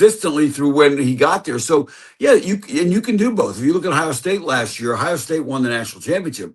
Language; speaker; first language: English; native; English